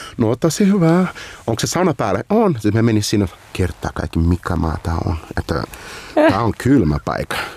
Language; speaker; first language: Finnish; non-native, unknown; Portuguese